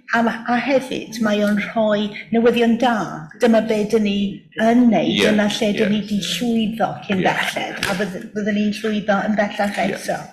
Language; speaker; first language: Welsh; native; Welsh